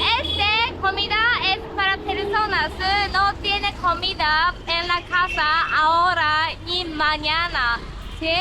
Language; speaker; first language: Spanish; non-native, learner; Japanese